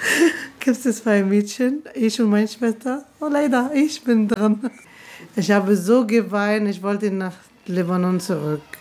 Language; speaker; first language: German; non-native, learner; Arabic